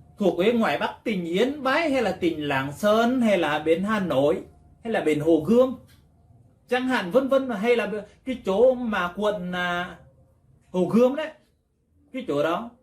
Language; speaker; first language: Vietnamese; non-native, local second language; Jarai